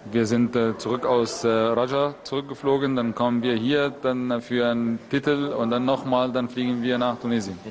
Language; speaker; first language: German; non-native, fluent; Arabic